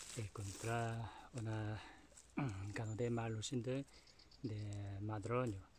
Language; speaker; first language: Spanish; non-native, learner; Chinese